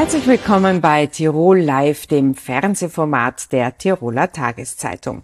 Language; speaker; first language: German; native; German